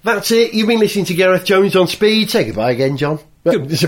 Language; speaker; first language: English; native; English